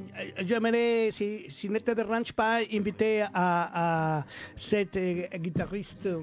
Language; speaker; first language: French; non-native, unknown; Spanish